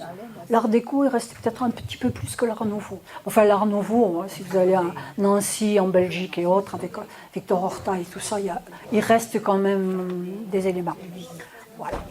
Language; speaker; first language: French; native; French